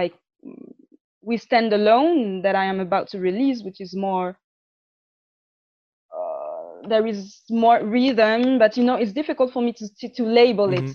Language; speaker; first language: English; non-native, fluent; French